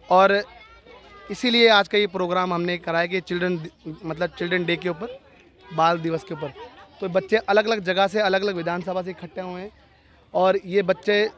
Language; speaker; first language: Hindi; native; Hindi